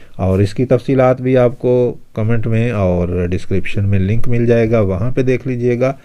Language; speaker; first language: Urdu; non-native, local second language; Punjabi